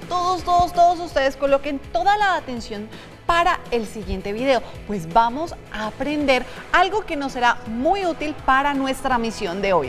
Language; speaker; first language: Spanish; native; Spanish